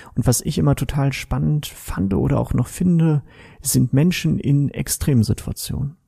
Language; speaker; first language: German; native; German